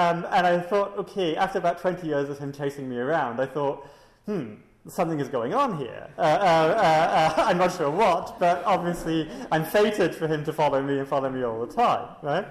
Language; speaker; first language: English; native; English